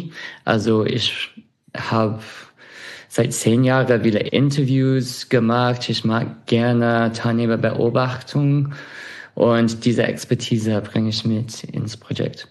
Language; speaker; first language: German; non-native, fluent; English